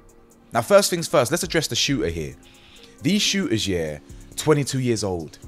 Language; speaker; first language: English; native; English